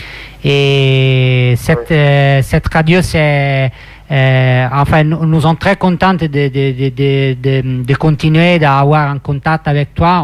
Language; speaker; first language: French; non-native, fluent; Italian